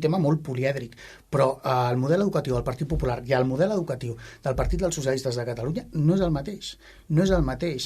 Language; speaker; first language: Catalan; native; Catalan